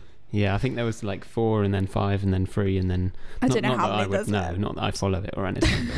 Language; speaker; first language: English; native; English